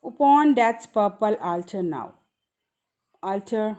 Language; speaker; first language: English; non-native, local second language; Punjabi